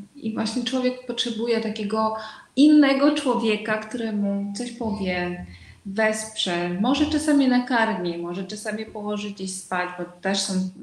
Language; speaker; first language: Polish; non-native, fluent; Uzbek